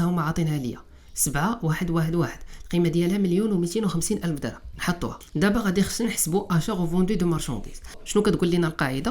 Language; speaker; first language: Arabic; native; Arabic